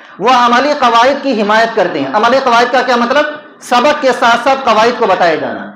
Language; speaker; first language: Urdu; native; Urdu